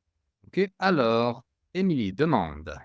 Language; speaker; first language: French; non-native, fluent; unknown